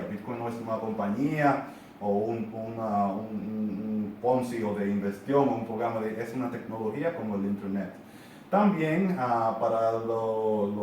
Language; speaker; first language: Spanish; non-native, fluent; English